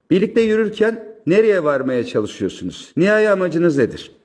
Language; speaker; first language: Turkish; native; Turkish